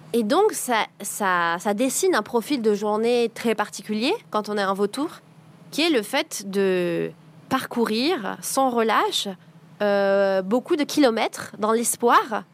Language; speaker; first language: French; native; French